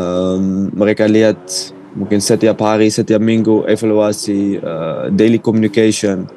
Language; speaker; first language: Indonesian; non-native, fluent; Dutch